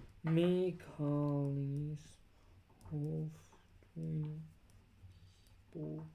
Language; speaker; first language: English; non-native, fluent; Spanish